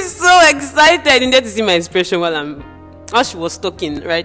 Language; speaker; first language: English; non-native, local second language; Igbo